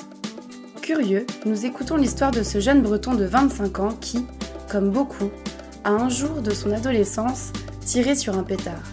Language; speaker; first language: French; native; French